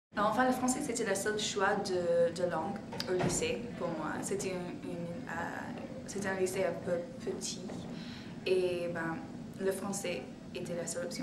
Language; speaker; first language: French; non-native, fluent; English